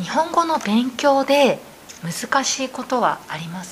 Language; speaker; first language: Japanese; native; Japanese